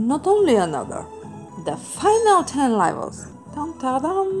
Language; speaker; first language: English; non-native, fluent; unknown